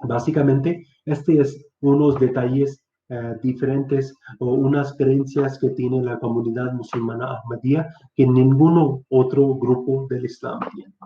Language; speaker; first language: Spanish; non-native, fluent; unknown